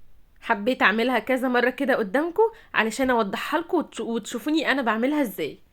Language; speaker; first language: Arabic; native; Arabic